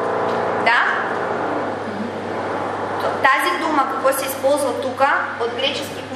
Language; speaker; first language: Bulgarian; non-native, learner; Russian